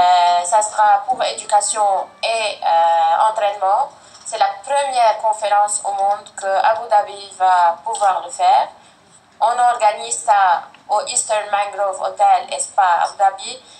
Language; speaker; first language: French; non-native, fluent; Arabic